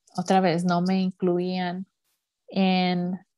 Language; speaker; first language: Spanish; early bilingual, heritage; Spanish